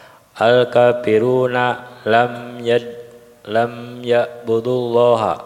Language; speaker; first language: Arabic; non-native, learner; Indonesian